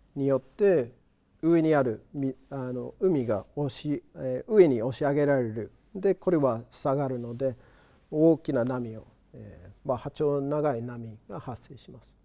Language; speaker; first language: Japanese; non-native, fluent; English